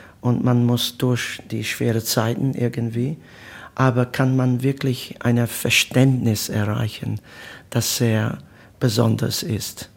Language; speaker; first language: German; non-native, learner; Italian